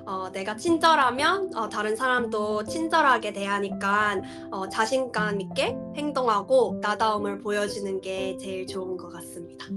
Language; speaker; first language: Korean; early bilingual, heritage; Korean